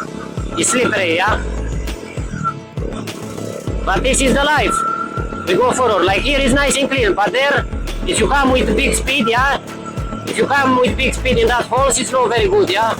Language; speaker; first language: English; non-native, learner; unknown